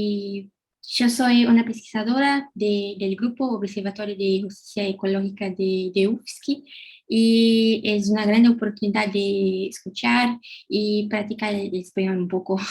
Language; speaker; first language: Spanish; non-native, learner; Portuguese